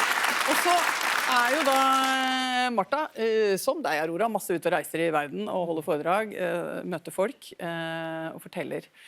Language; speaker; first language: Norwegian; native; Norwegian